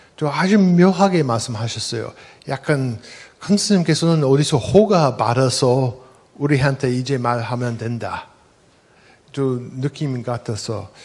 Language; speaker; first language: Korean; non-native, fluent; English